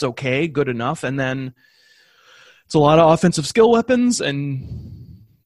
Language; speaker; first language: English; native; English